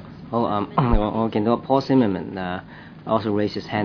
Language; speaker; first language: English; non-native, local second language; Cantonese